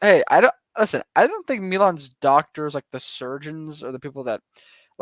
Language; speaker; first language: English; native; English